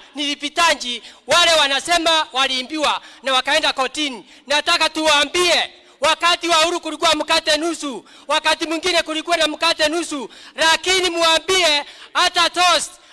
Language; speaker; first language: Swahili; non-native, local second language; Embu